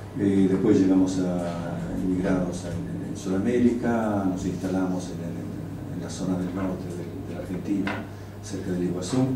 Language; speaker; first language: Spanish; non-native, local second language; Russian